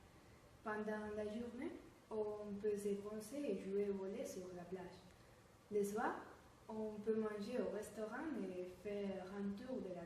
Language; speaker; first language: French; non-native, learner; Spanish